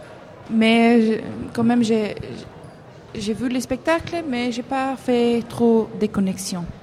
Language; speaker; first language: French; non-native, fluent; Hebrew